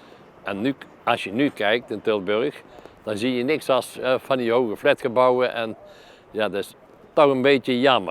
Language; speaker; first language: Dutch; native; Dutch